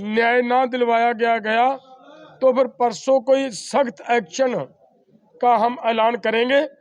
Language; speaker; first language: Hindi; non-native, local second language; Punjabi